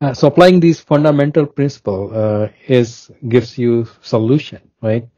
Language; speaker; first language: English; non-native, local second language; Hindi